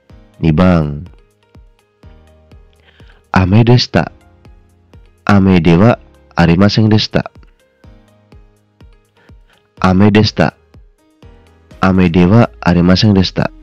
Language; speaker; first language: Japanese; non-native, fluent; Indonesian